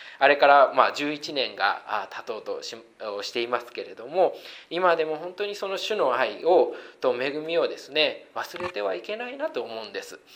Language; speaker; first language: Japanese; native; Japanese